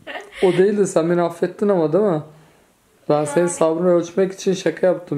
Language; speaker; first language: Turkish; native; Turkish